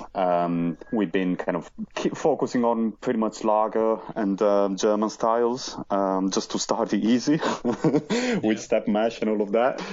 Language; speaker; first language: English; non-native, fluent; Italian